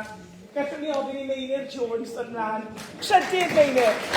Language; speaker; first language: Welsh; native; Welsh